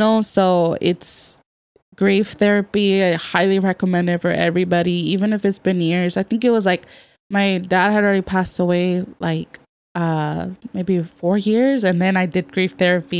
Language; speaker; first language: English; native; English